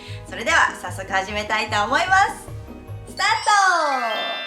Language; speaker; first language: Japanese; native; Japanese